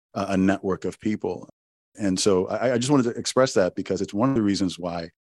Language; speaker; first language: English; non-native, local second language; Igbo